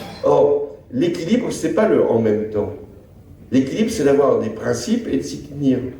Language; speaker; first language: French; native; French